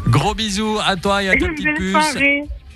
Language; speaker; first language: French; native; French